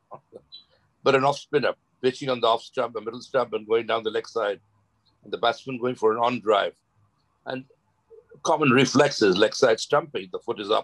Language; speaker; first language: English; non-native, local second language; Gujarati